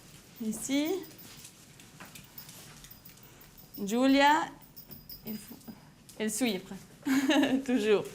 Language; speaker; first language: French; non-native, fluent; Spanish